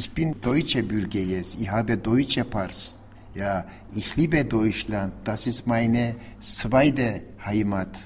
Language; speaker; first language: German; non-native, learner; Turkish